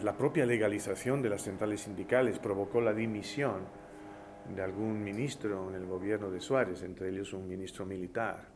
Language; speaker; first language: Spanish; early bilingual, heritage; Spanish